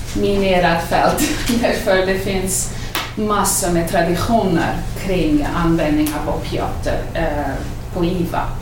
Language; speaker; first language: Swedish; non-native, fluent; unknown